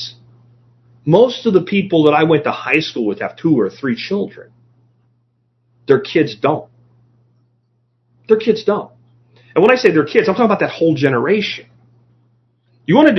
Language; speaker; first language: English; native; English